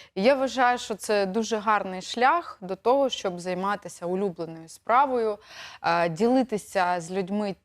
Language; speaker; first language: Ukrainian; native; Ukrainian